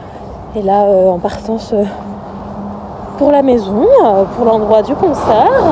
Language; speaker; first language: French; native; French